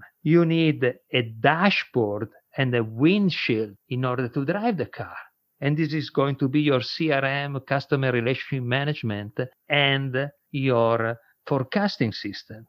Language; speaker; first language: English; non-native, fluent; Italian